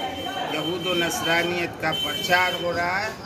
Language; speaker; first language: Hindi; native; Hindi